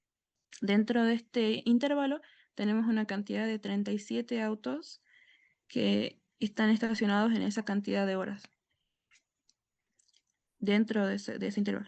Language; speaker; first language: Spanish; native; Spanish